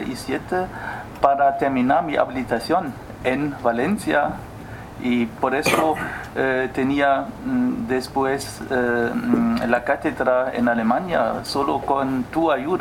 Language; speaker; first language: Spanish; non-native, fluent; German